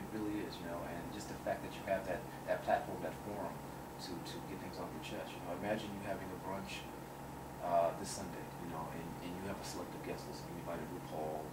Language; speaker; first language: English; native; English